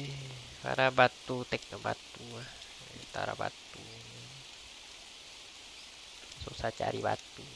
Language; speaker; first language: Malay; non-native, local second language; Chinese